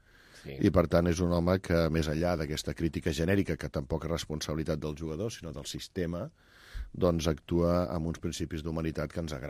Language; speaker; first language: Catalan; native; Catalan